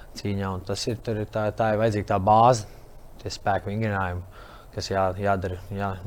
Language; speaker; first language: Latvian; native; Latvian